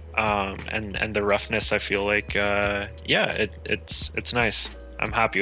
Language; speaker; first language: English; native; English